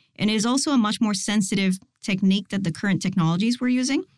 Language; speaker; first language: English; non-native, fluent; Spanish